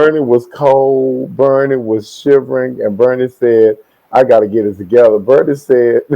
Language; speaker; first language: English; native; English